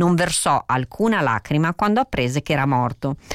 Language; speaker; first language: Italian; native; Italian